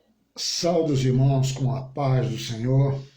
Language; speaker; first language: Portuguese; native; Portuguese